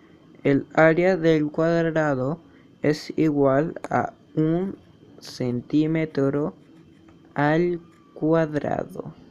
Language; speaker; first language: Spanish; native; Spanish